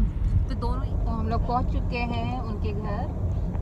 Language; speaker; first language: Hindi; native; Hindi